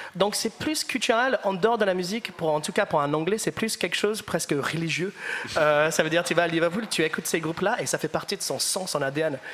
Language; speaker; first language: French; non-native, fluent; English